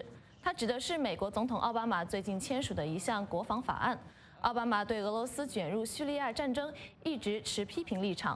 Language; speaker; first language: Chinese; native; Chinese